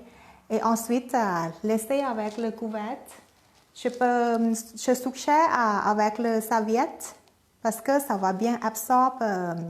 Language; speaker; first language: French; non-native, learner; Thai